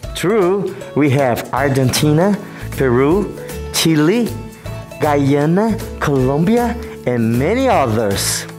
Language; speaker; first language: English; non-native, fluent; Portuguese